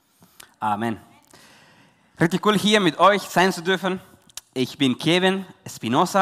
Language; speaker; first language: German; non-native, learner; Spanish